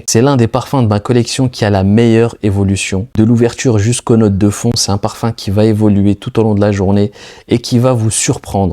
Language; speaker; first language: French; native; French